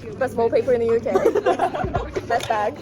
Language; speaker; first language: English; non-native, learner; Korean